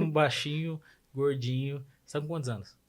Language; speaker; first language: Portuguese; native; Portuguese